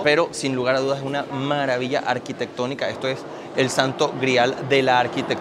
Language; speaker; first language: Spanish; native; Spanish